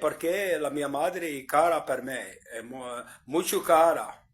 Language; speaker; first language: Italian; non-native, learner; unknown